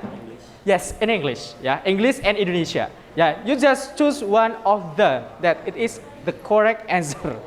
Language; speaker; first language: English; non-native, learner; Indonesian